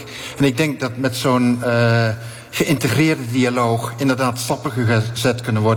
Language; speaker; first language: Dutch; native; Dutch